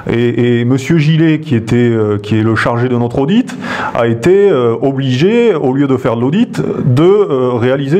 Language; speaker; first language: French; native; French